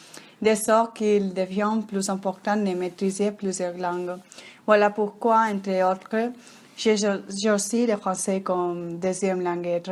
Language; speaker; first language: French; non-native, learner; Spanish